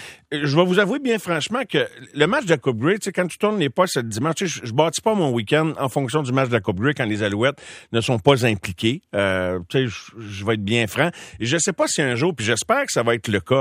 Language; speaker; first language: French; native; French